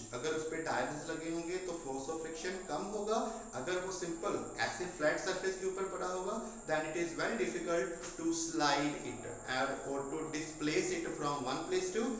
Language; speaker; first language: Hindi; non-native, local second language; Punjabi